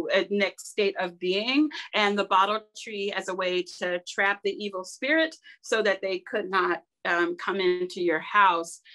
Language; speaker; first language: English; native; English